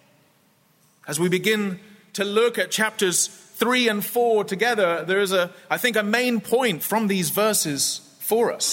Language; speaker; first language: English; native; English